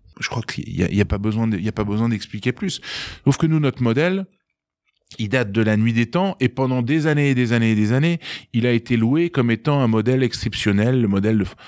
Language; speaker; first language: French; native; French